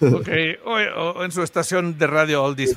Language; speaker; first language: Spanish; native; Spanish